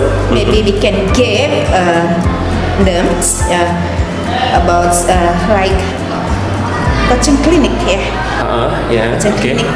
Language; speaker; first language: English; non-native, learner; Indonesian